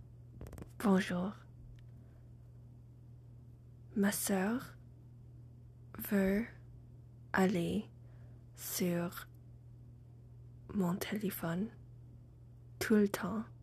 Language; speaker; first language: French; non-native, learner; English